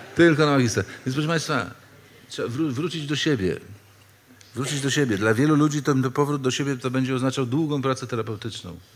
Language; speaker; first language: Polish; native; Polish